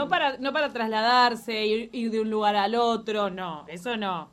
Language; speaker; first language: Spanish; native; Spanish